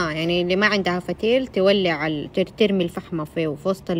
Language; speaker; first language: Arabic; native; Arabic